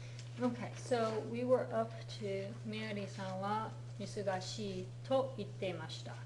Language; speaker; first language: Japanese; non-native, fluent; English